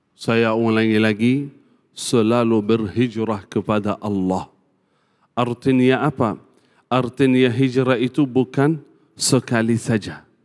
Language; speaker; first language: Malay; non-native, fluent; Arabic